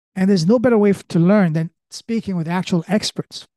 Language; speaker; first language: English; early bilingual, other home language; French